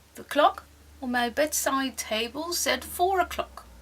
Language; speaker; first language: English; non-native, fluent; Dutch